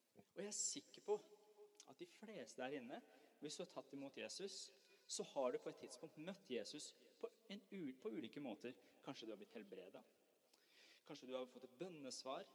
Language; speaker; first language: Norwegian; early bilingual, other home language; Persian